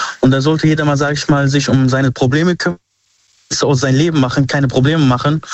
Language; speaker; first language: German; early bilingual, other home language; Arabic